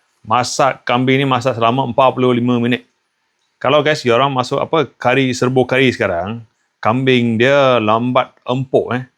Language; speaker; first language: Malay; non-native, local second language; Tamil